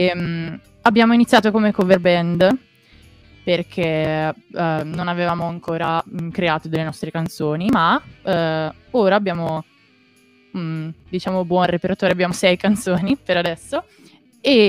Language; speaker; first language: Italian; native; Italian